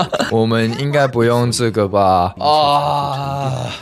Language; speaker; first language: Chinese; early bilingual, heritage; Chinese